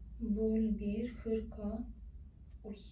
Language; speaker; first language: Turkish; non-native, fluent; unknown